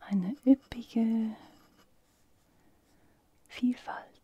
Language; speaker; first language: German; non-native, fluent; English